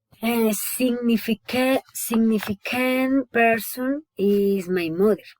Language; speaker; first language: English; non-native, learner; Spanish